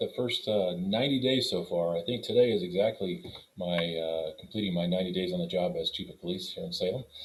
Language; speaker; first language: English; native; English